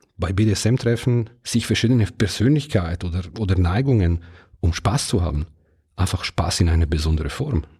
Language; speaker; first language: German; non-native, local second language; Italian